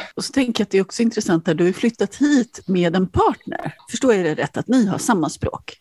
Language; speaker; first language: Swedish; native; Swedish